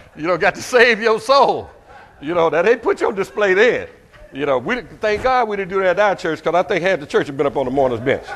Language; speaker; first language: English; native; English